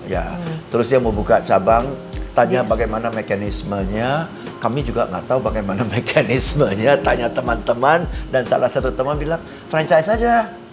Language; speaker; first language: Indonesian; non-native, fluent; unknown